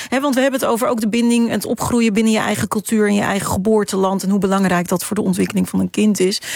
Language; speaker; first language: Dutch; native; Dutch